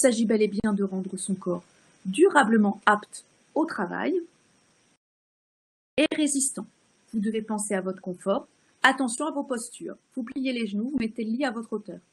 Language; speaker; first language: French; native; French